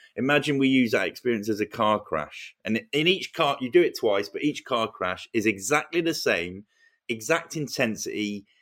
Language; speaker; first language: English; native; English